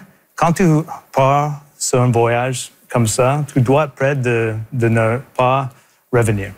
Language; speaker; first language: French; non-native, local second language; English